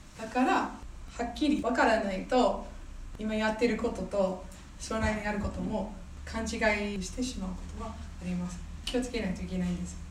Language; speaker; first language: Japanese; non-native, fluent; English